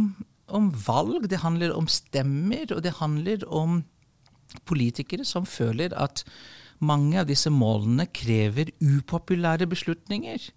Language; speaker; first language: Norwegian; non-native, fluent; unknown